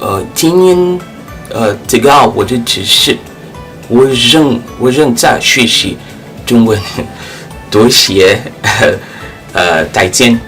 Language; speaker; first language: Chinese; non-native, learner; French